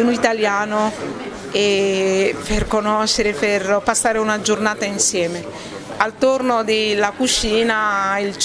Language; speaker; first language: Italian; non-native, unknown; French